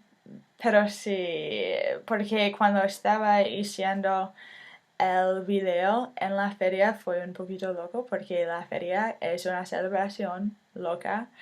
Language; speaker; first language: Spanish; non-native, fluent; English